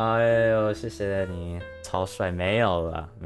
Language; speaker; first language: Chinese; non-native, learner; English